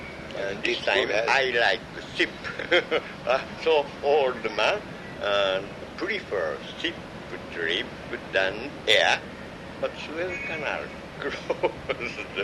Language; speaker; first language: English; non-native, learner; Japanese